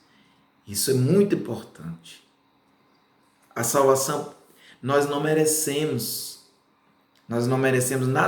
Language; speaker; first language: Portuguese; native; Portuguese